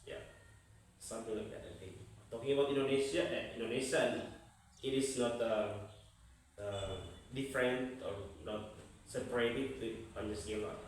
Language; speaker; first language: English; non-native, fluent; Indonesian